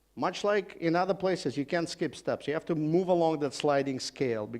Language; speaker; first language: English; non-native, fluent; Russian